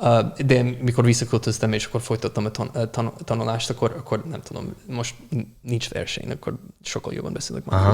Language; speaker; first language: Hungarian; non-native, fluent; English